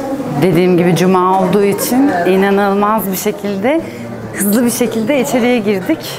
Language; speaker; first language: Turkish; native; Turkish